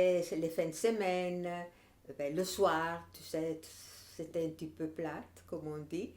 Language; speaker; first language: French; non-native, fluent; Italian